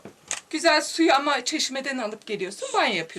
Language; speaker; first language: Turkish; native; Turkish